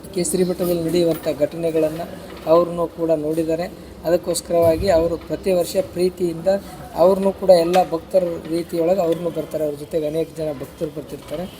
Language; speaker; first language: Kannada; native; Kannada